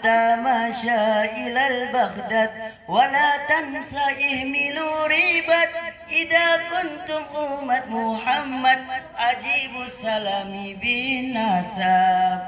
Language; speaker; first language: Arabic; non-native, learner; Indonesian